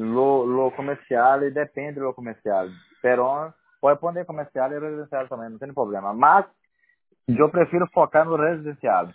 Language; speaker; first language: Spanish; non-native, learner; Portuguese